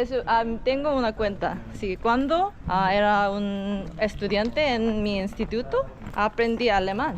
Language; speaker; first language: Spanish; non-native, learner; Korean